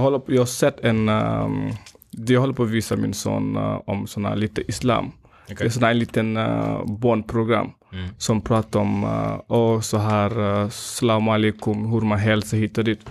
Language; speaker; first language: Swedish; non-native, fluent; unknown